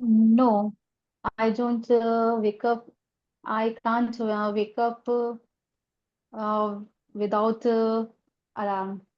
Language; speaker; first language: English; non-native, learner; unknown